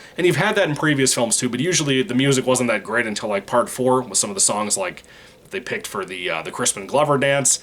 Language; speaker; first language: English; native; English